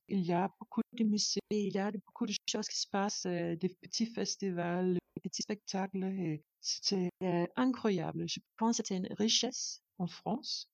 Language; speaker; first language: French; non-native, learner; Danish